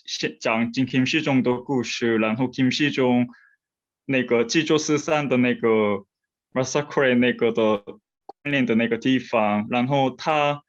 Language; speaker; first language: Chinese; non-native, fluent; Korean